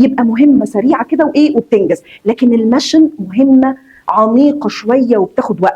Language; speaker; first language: Arabic; native; Arabic